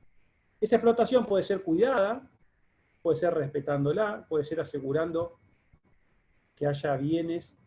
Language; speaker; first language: Spanish; native; Spanish